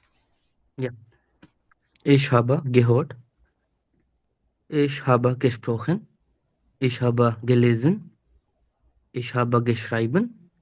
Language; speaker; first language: German; non-native, learner; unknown